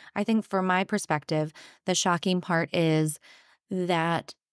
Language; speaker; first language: English; native; English